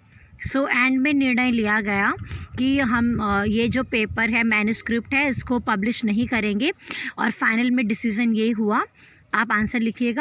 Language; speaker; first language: Hindi; native; Hindi